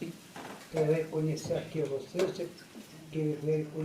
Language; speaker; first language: Portuguese; non-native, local second language; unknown